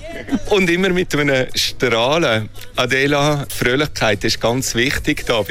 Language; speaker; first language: German; native; German